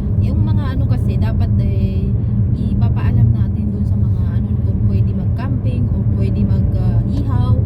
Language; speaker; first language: Filipino; non-native, local second language; Maguindanaon